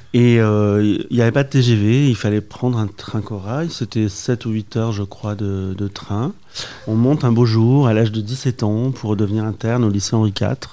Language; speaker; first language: French; native; French